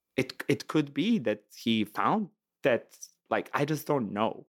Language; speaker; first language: English; non-native, fluent; Serbian